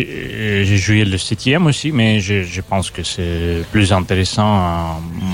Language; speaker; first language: French; non-native, fluent; Russian